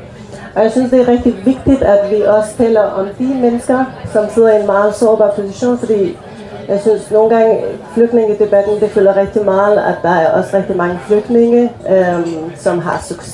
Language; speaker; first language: Danish; early bilingual, other home language; Persian